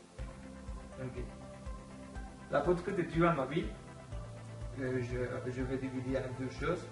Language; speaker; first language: French; non-native, learner; Spanish